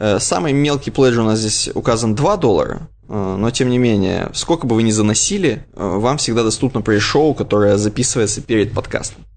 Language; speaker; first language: Russian; native; Russian